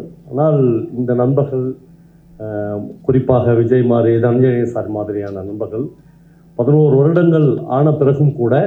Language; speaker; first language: Tamil; native; Tamil